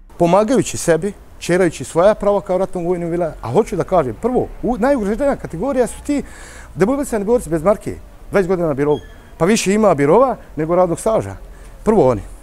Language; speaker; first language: Serbian; native; Serbian